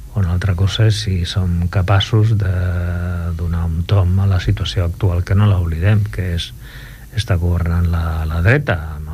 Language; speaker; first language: Catalan; non-native, local second language; Spanish